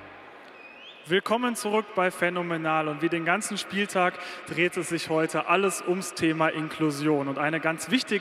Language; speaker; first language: German; native; German